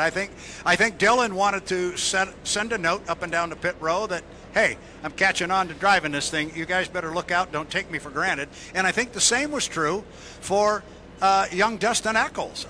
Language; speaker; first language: English; native; English